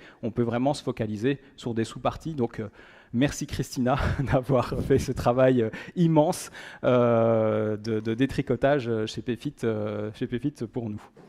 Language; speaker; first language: French; native; French